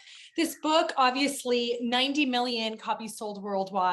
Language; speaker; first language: English; native; English